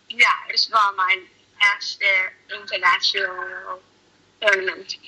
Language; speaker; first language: German; non-native, learner; English